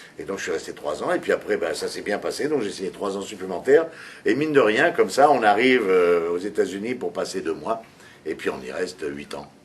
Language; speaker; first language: French; native; French